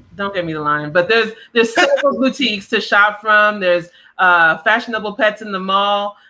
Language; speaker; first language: English; native; English